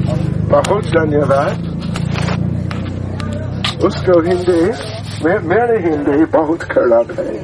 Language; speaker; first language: Hindi; non-native, learner; English